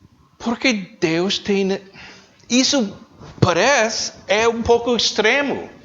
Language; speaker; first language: Portuguese; non-native, learner; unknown